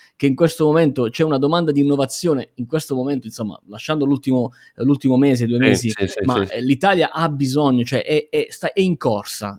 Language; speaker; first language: Italian; native; Italian